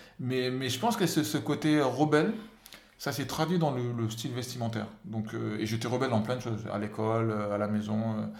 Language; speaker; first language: French; non-native, local second language; Wolof